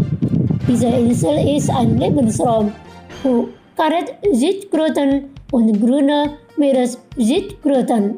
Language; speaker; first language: German; non-native, fluent; Indonesian